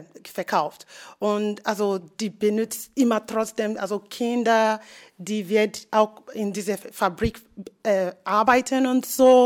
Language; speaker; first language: German; non-native, fluent; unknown